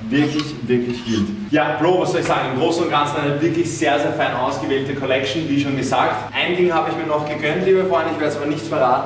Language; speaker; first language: German; native; German